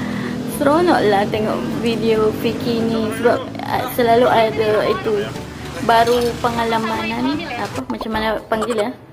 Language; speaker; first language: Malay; non-native, fluent; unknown